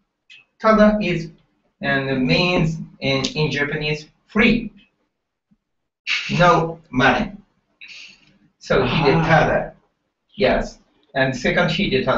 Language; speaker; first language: English; non-native, learner; Japanese